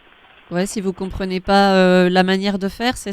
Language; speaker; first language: French; native; French